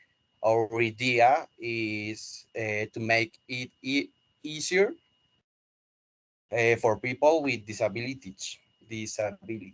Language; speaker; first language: English; non-native, learner; Spanish